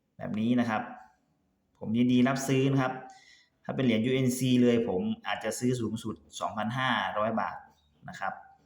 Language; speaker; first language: Thai; native; Thai